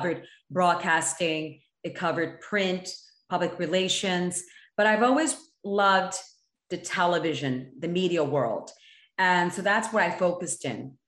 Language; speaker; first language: English; native; English